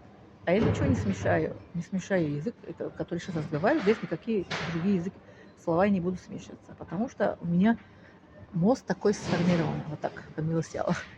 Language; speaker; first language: Russian; non-native, local second language; Tajik